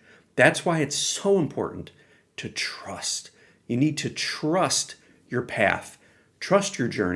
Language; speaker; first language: English; native; English